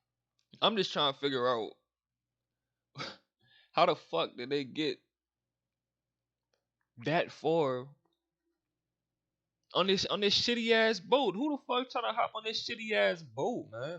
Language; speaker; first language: English; native; English